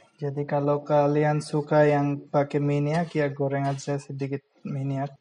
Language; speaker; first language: Indonesian; non-native, fluent; Bangla